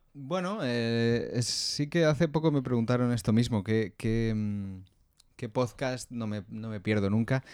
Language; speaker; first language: Spanish; native; Spanish